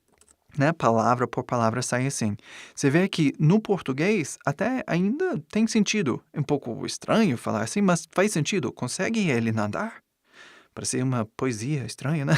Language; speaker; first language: Portuguese; non-native, fluent; English